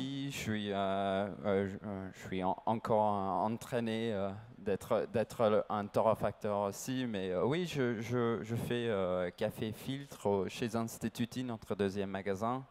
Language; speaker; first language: French; non-native, learner; English